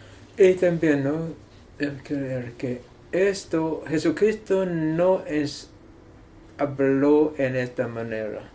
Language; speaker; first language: Spanish; non-native, learner; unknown